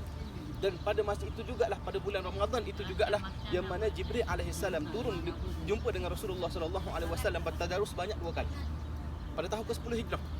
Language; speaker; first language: Malay; native; Malay